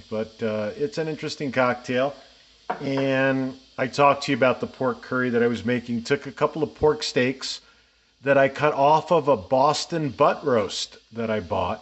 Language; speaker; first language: English; native; English